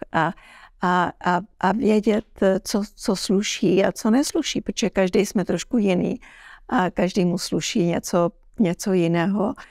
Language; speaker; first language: Czech; early bilingual, heritage; Czech